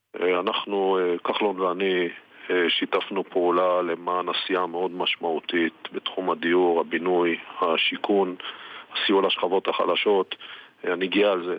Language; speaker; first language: Hebrew; native; Hebrew